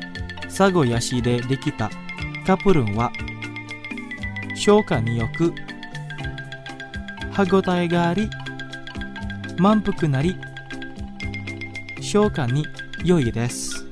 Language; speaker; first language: Japanese; non-native, fluent; Indonesian